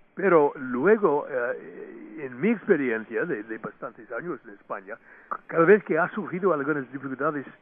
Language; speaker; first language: Spanish; non-native, fluent; English